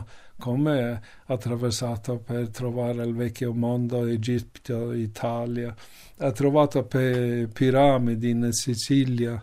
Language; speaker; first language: Italian; non-native, learner; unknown